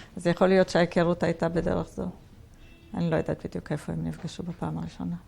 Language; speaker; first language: Hebrew; early bilingual, other home language; Polish